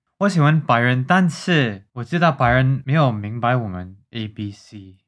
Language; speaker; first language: Chinese; early bilingual, heritage; Chinese